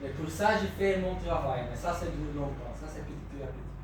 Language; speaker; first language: French; non-native, local second language; Dutch